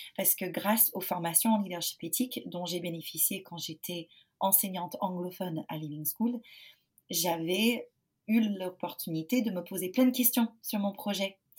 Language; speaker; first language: French; non-native, fluent; English